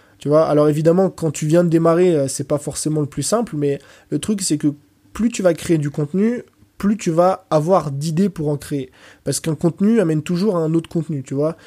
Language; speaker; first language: French; early bilingual, other home language; Portuguese